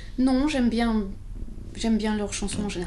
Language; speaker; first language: French; non-native, fluent; English